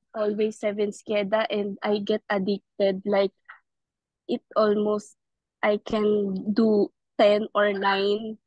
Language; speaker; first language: English; non-native, local second language; Filipino